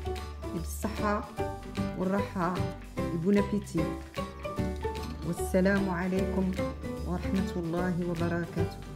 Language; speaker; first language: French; non-native, local second language; Arabic